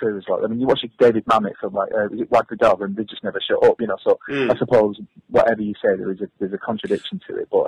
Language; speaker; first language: English; native; English